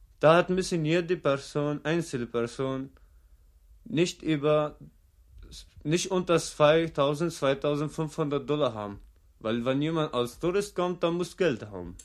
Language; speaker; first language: German; non-native, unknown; Arabic